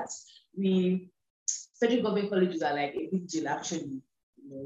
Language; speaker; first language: English; non-native, local second language; Igbo